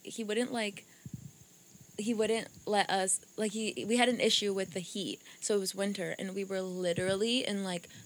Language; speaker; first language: English; early bilingual, other home language; Portuguese